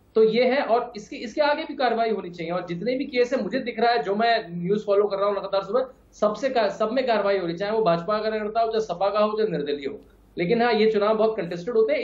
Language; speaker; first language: Hindi; native; Hindi